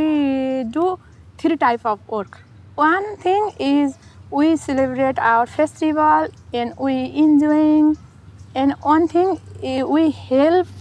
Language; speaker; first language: English; non-native, learner; Nepali